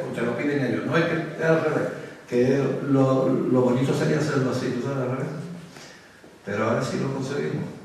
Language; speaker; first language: Spanish; native; Spanish